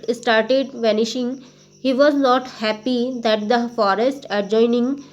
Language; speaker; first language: English; non-native, local second language; Hindi